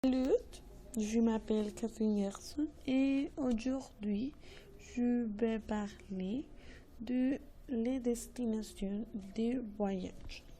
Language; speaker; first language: French; non-native, learner; Spanish